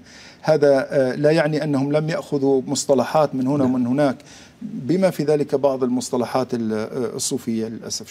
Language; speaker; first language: Arabic; native; Arabic